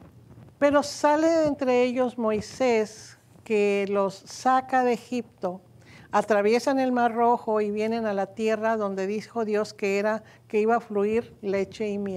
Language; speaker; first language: Spanish; native; Spanish